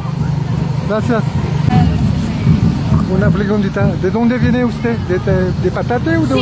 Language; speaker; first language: Spanish; non-native, learner; French